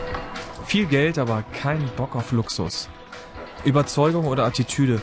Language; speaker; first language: German; native; German